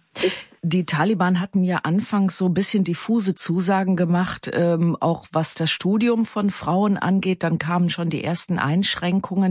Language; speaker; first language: German; native; German